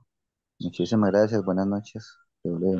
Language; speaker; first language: Spanish; native; Spanish